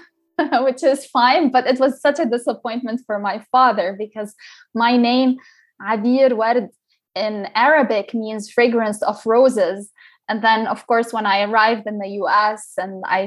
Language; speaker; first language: English; non-native, local second language; Arabic